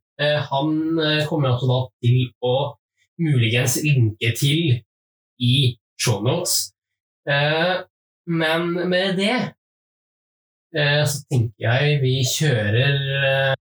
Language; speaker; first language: Norwegian; native; Norwegian